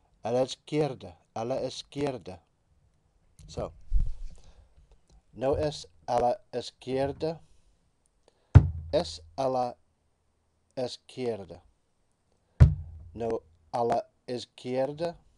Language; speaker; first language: Spanish; non-native, learner; English